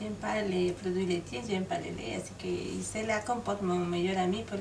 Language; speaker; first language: French; non-native, learner; Spanish